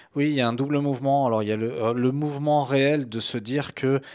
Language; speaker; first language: French; native; French